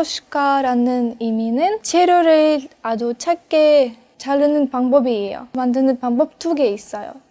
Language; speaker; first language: Korean; non-native, fluent; Russian